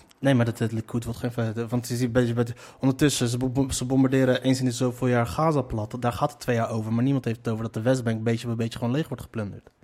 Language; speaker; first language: Dutch; early bilingual, other home language; Arabic